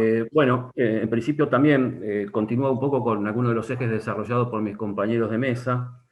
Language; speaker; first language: Spanish; native; Spanish